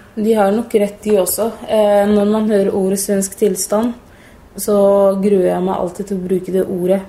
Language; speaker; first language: Norwegian; early bilingual, other home language; Somali